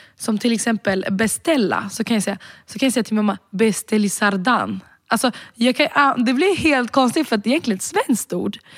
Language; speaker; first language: Swedish; early bilingual, other home language; Romany